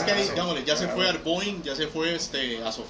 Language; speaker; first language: Spanish; native; Spanish